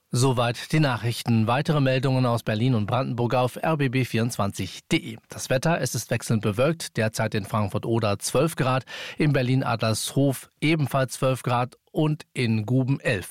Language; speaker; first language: German; native; German